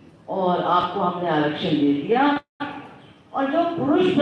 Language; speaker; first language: Hindi; native; Hindi